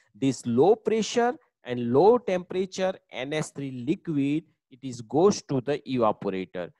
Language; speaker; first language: English; non-native, local second language; Gujarati